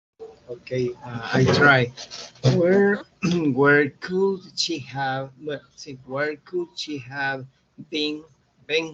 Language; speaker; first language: English; non-native, learner; Spanish